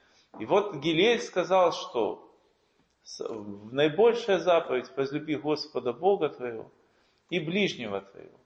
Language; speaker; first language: Russian; native; Russian